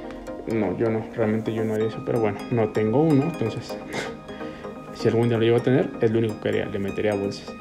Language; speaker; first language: Spanish; native; Spanish